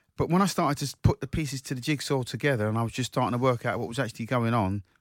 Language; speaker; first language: English; native; English